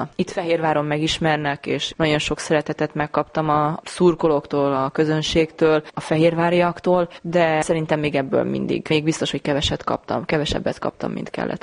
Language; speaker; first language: Hungarian; native; Hungarian